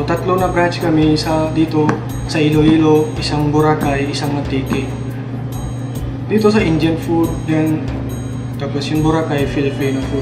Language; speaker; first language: Filipino; non-native, learner; Punjabi